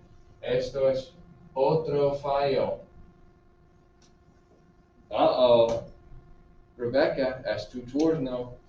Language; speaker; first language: Spanish; non-native, fluent; English